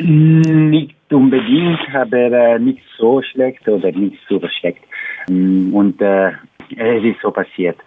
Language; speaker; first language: German; non-native, learner; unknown